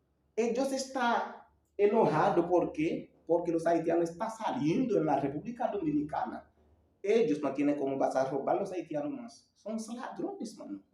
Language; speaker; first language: Spanish; non-native, learner; Haitian Creole